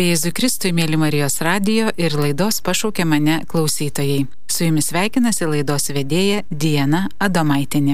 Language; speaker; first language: Lithuanian; native; Lithuanian